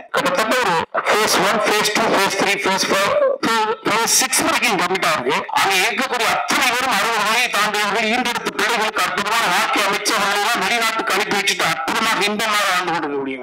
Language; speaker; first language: Tamil; native; Tamil